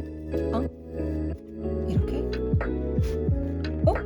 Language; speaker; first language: Korean; non-native, learner; English